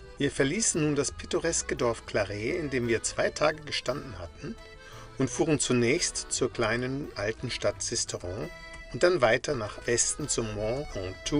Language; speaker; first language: German; native; German